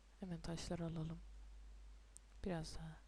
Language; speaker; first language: Turkish; native; Turkish